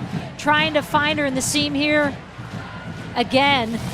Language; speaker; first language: English; native; English